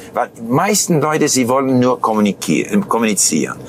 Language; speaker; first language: German; non-native, fluent; English